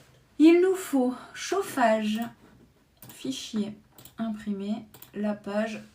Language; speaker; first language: French; native; French